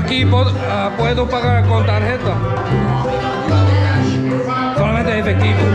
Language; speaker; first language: Spanish; non-native, learner; Korean